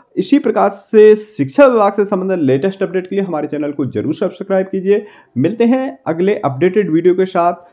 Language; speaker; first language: Hindi; native; Hindi